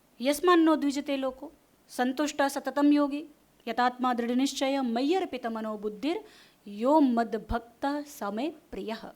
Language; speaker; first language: Gujarati; non-native, local second language; Hindi